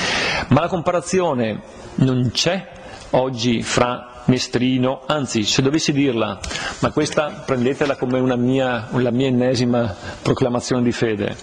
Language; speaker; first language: Italian; native; Italian